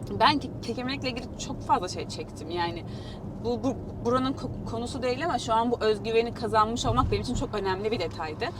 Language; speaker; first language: Turkish; native; Turkish